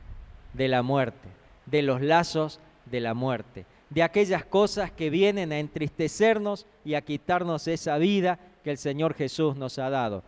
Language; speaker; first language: Spanish; native; Spanish